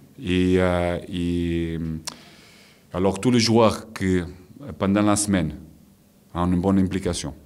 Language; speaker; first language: French; non-native, fluent; Portuguese